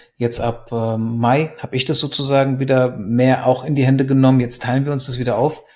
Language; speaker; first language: German; native; German